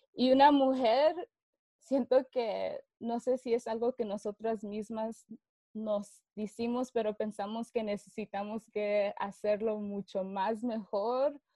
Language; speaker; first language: Spanish; early bilingual, heritage; Spanish